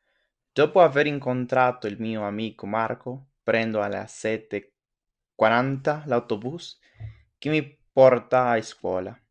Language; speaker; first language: Italian; non-native, learner; French